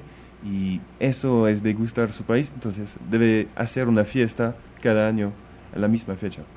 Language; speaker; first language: Spanish; non-native, learner; French